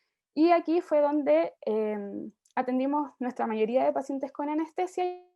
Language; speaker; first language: Spanish; native; Spanish